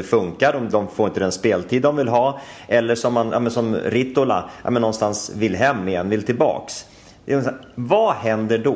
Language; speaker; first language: Swedish; native; Swedish